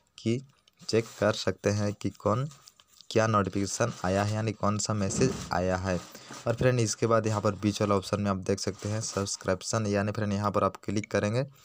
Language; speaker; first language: Hindi; native; Hindi